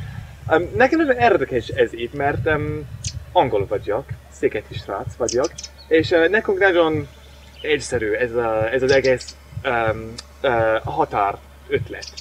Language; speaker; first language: Hungarian; non-native, learner; English